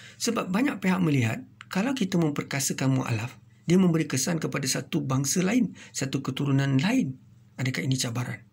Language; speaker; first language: Malay; non-native, local second language; Tamil